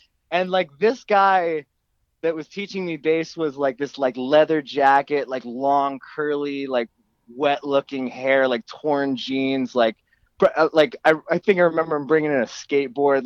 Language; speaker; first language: English; native; English